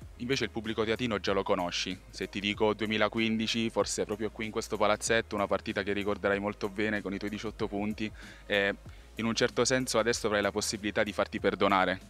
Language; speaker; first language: Italian; native; Italian